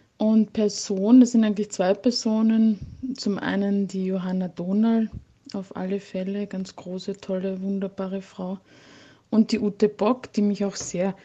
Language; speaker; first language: German; native; German